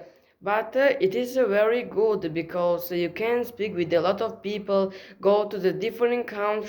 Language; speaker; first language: English; non-native, learner; Tajik